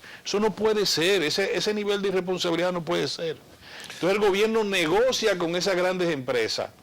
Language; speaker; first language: Spanish; native; Spanish